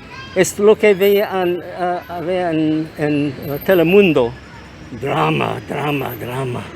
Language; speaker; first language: Spanish; non-native, learner; English